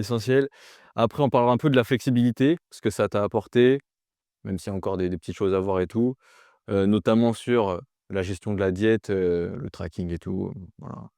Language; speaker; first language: French; native; French